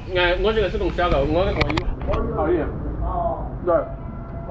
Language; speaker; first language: Chinese; non-native, fluent; English